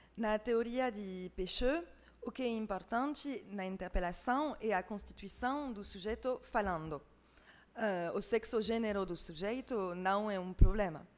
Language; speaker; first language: Portuguese; non-native, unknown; French